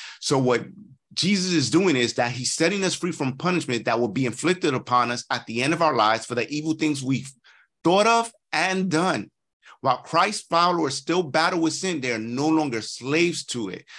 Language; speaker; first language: English; native; English